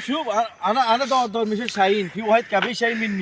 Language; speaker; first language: Arabic; non-native, learner; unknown